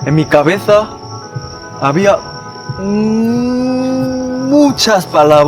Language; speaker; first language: Spanish; non-native, learner; Korean